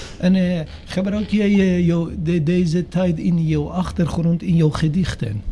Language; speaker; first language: Dutch; non-native, learner; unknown